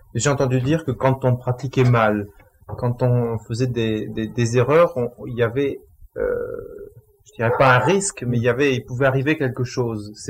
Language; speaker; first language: French; native; French